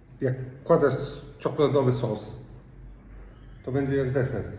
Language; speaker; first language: Polish; non-native, learner; Icelandic